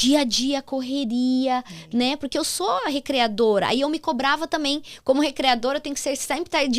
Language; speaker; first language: Portuguese; native; Portuguese